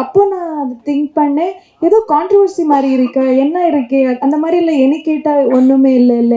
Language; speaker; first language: Tamil; non-native, local second language; Kannada